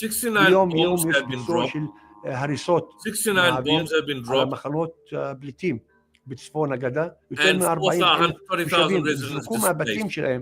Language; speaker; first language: Hebrew; non-native, local second language; Arabic